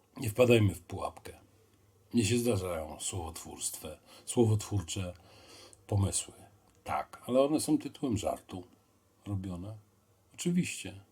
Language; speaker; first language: Polish; native; Polish